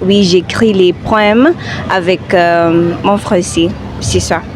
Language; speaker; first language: French; non-native, learner; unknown